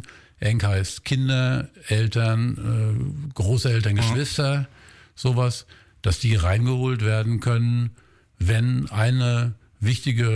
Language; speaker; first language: German; native; German